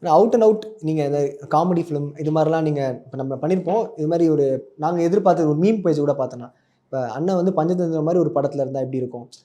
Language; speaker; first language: Tamil; native; Tamil